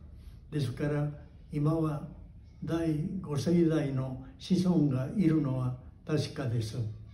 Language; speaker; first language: Japanese; early bilingual, heritage; Japanese